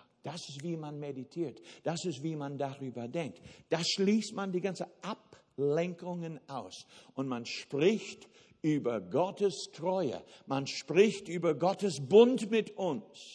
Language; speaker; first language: German; non-native, fluent; English